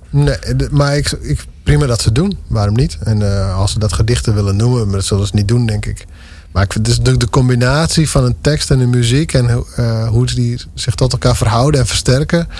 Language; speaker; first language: Dutch; non-native, local second language; Western Frisian